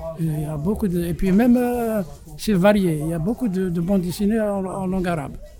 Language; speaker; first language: French; non-native, local second language; Arabic